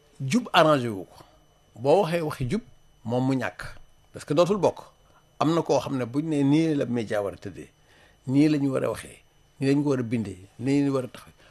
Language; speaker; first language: Wolof; non-native, local second language; Serer